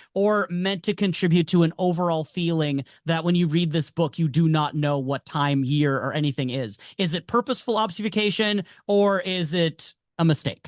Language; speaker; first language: English; native; English